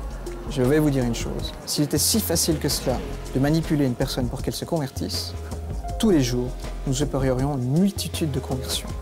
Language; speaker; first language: French; native; French